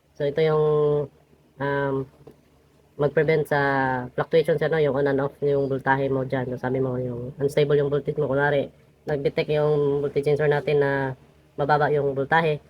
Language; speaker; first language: Filipino; non-native, local second language; Cebuano